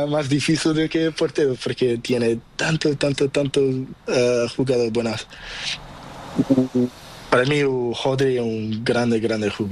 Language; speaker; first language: Spanish; non-native, learner; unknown